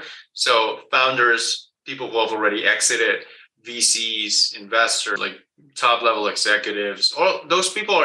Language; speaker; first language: English; non-native, fluent; Spanish